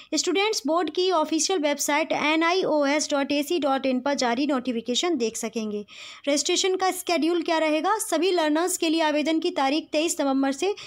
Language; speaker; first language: Hindi; native; Hindi